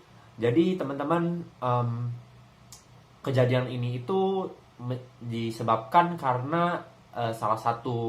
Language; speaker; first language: Indonesian; native; Indonesian